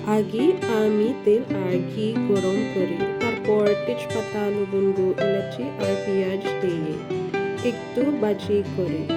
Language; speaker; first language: Bangla; non-native, learner; Filipino